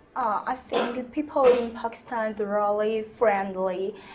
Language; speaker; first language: English; non-native, learner; Chinese